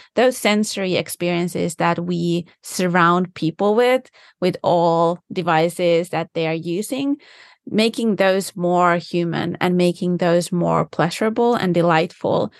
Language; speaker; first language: English; non-native, fluent; Finnish